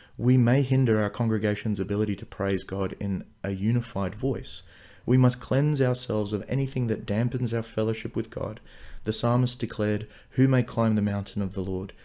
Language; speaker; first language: English; non-native, local second language; Afrikaans